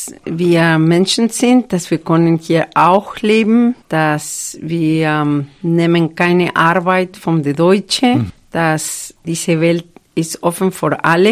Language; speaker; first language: German; non-native, fluent; Spanish